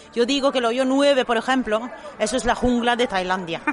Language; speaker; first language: Spanish; non-native, fluent; Swedish